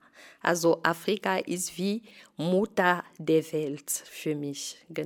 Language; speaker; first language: German; non-native, fluent; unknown